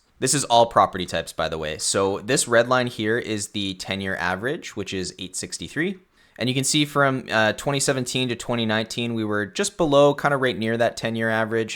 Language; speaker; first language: English; native; English